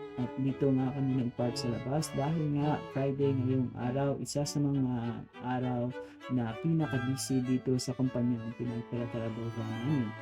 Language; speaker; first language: Filipino; native; Filipino